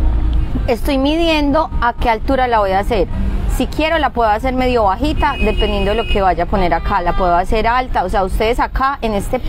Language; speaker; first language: Spanish; native; Spanish